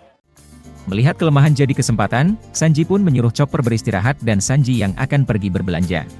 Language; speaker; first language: Indonesian; native; Indonesian